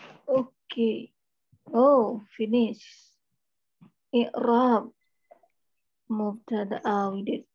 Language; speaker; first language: Arabic; non-native, learner; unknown